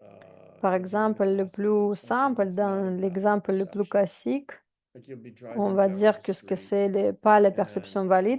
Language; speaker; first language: French; non-native, fluent; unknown